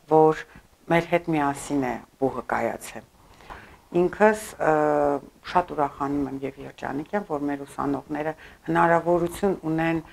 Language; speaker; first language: Armenian; early bilingual, heritage; Armenian